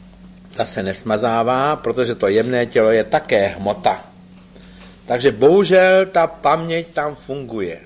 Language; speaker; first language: Czech; native; Czech